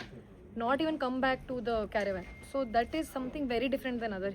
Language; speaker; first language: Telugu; non-native, fluent; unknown